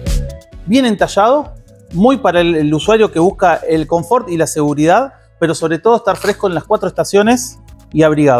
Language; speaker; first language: Spanish; native; Spanish